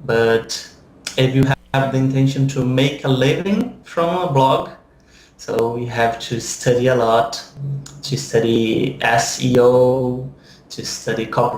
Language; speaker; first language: English; non-native, fluent; Portuguese